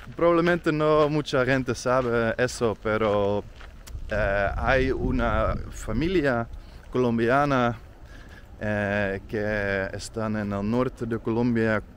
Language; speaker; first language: Spanish; non-native, fluent; Dutch